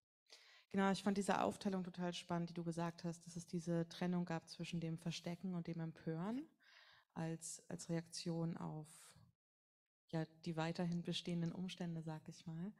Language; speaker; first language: German; native; German